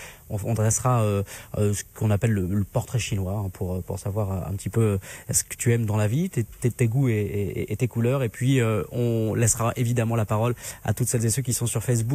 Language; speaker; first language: French; native; French